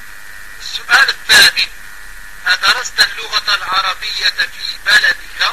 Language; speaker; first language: Arabic; non-native, fluent; French